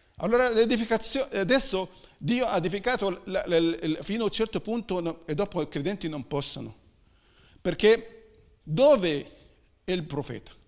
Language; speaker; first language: Italian; non-native, fluent; Arabic